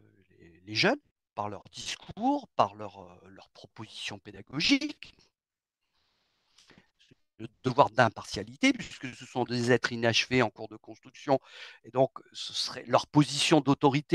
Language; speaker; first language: French; native; French